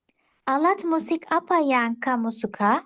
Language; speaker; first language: Indonesian; non-native, learner; Turkish